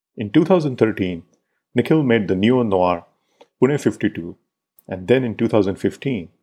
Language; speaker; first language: English; non-native, local second language; Marathi